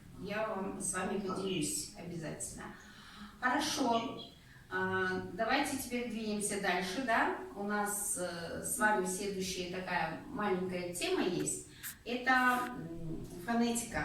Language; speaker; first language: Russian; non-native, local second language; Kazakh